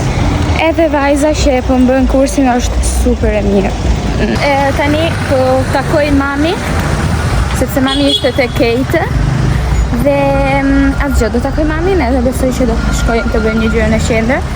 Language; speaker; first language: Albanian; early bilingual, heritage; Albanian